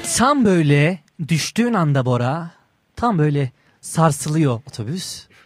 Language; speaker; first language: Turkish; native; Turkish